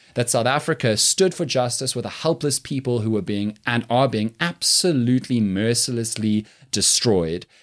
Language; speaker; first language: English; native; English